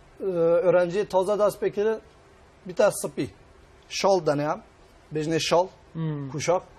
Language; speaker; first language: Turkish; non-native, local second language; Kurdish